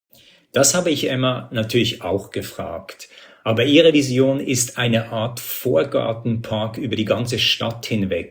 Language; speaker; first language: German; native; German